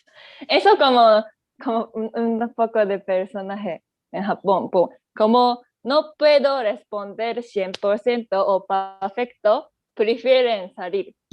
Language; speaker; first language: Spanish; non-native, learner; Japanese